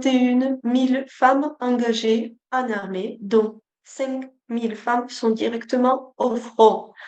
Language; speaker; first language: French; non-native, fluent; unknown